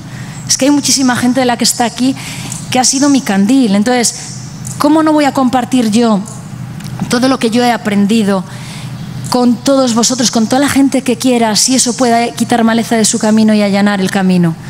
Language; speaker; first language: Spanish; native; Spanish